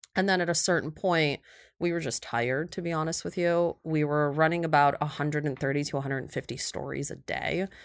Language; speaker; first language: English; early bilingual, other home language; Russian